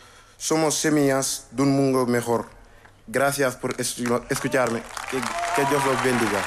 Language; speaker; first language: Spanish; non-native, learner; Wolof